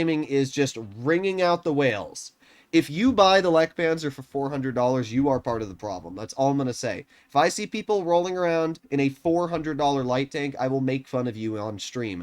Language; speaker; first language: English; native; English